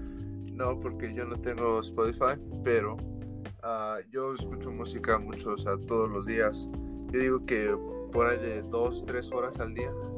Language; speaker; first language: Spanish; early bilingual, heritage; Spanish